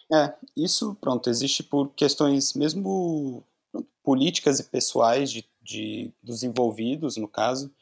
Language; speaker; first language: Portuguese; native; Portuguese